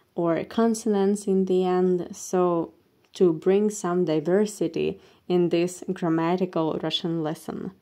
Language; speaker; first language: English; non-native, fluent; Russian